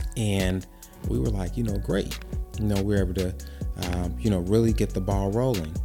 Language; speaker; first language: English; native; English